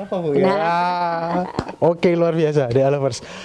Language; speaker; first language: Indonesian; native; Indonesian